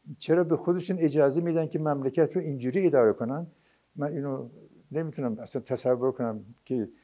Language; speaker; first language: Persian; non-native, local second language; Azerbaijani